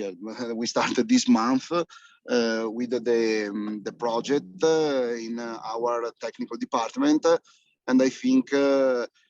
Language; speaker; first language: English; non-native, fluent; Italian